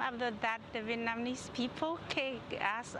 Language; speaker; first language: English; non-native, learner; Cantonese